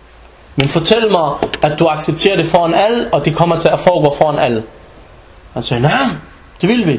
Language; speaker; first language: Danish; non-native, fluent; Arabic